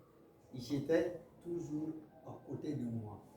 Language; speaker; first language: French; non-native, local second language; Mandingo